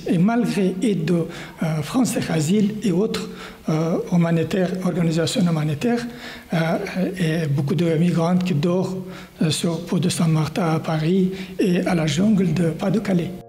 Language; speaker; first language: French; non-native, learner; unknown